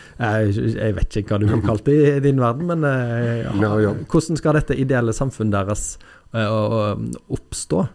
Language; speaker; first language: Norwegian; native; Norwegian